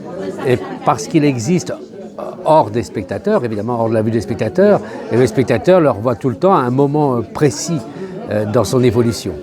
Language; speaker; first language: French; native; French